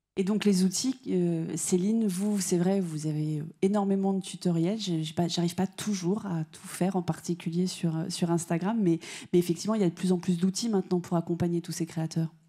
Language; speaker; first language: French; native; French